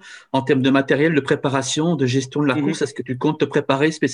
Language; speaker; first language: French; native; French